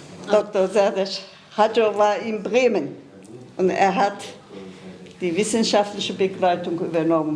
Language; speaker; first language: German; non-native, fluent; Kurdish